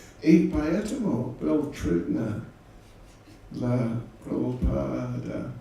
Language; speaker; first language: Russian; non-native, learner; English